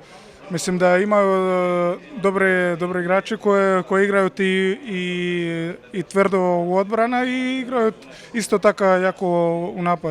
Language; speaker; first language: Macedonian; non-native, fluent; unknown